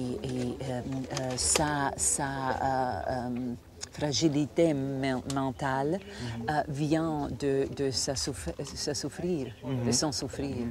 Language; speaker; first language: French; non-native, fluent; Croatian